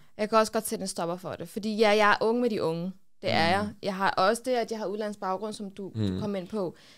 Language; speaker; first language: Danish; early bilingual, other home language; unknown